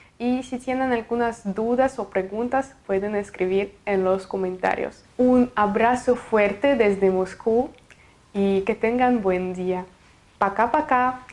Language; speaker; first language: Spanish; non-native, fluent; Russian